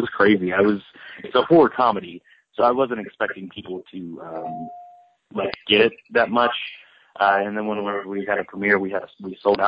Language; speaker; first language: English; native; English